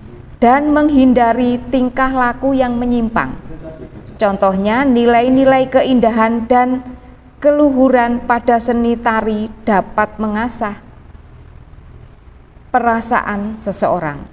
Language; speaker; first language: Malay; native; Malay